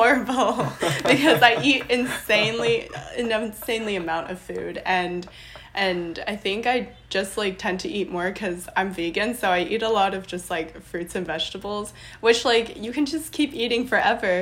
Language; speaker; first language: English; native; English